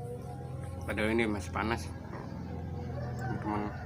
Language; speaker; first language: Indonesian; native; Indonesian